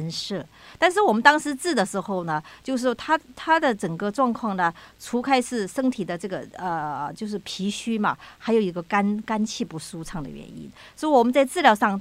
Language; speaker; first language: Chinese; native; Chinese